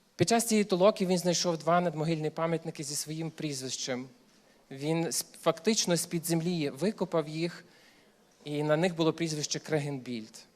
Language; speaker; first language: Ukrainian; native; Ukrainian